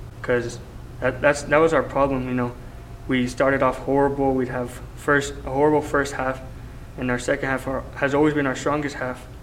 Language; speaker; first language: English; native; English